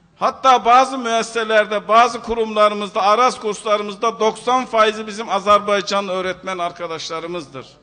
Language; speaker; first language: Turkish; native; Turkish